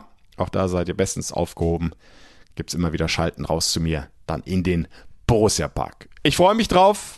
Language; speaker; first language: German; native; German